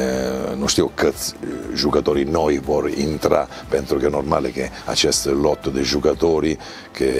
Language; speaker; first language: Romanian; non-native, learner; Italian